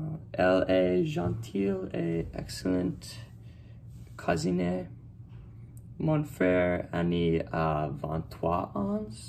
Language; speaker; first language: French; non-native, learner; English